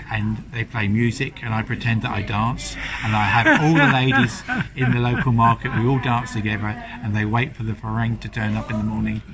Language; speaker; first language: English; native; English